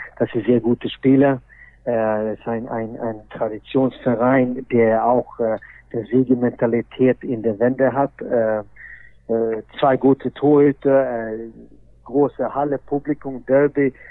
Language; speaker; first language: German; non-native, fluent; Swedish